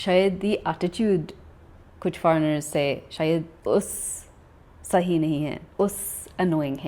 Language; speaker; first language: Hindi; non-native, learner; English